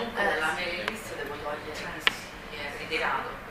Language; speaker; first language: Italian; native; Italian